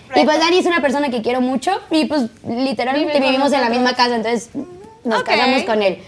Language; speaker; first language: Spanish; native; Spanish